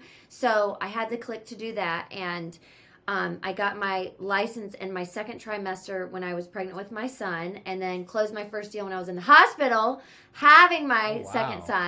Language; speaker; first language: English; native; English